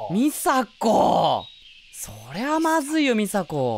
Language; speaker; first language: Japanese; native; Japanese